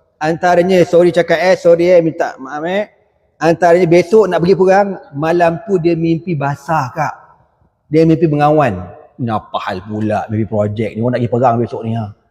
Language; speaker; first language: Malay; native; Malay